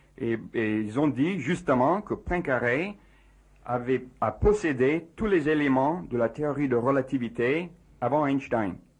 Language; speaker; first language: French; non-native, fluent; English